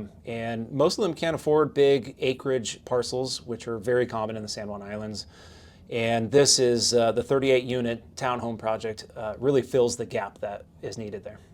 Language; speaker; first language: English; native; English